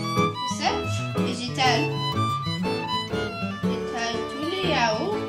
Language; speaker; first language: French; non-native, learner; English